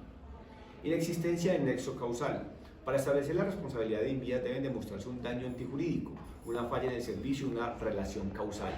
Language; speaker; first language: Spanish; native; Spanish